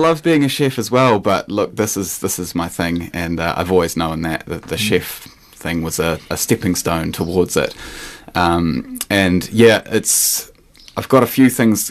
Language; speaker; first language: English; native; English